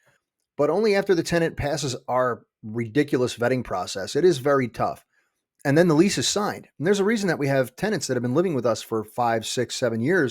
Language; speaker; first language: English; native; English